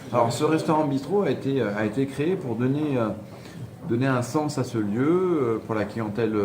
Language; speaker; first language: French; native; French